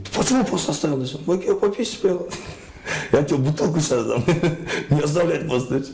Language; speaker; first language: Russian; non-native, local second language; Kyrgyz